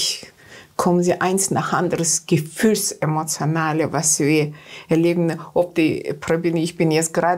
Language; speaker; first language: German; non-native, learner; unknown